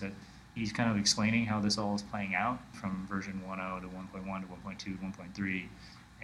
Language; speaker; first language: English; native; English